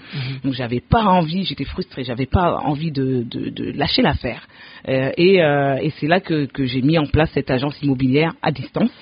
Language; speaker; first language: French; early bilingual, other home language; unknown